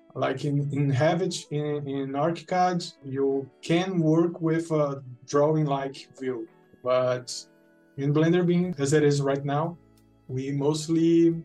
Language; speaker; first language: English; non-native, fluent; Portuguese